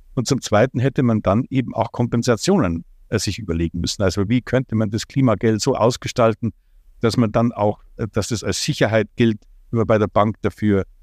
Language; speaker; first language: German; non-native, fluent; Ukrainian